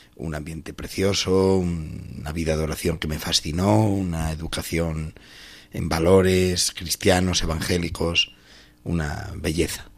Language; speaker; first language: Spanish; native; Spanish